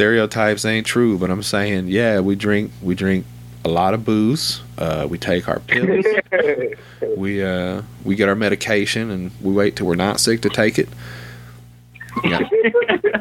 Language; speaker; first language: English; native; English